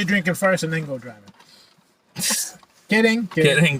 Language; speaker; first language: English; native; English